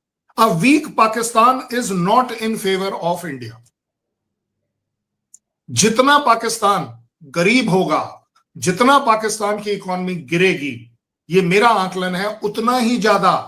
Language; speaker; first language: Hindi; native; Hindi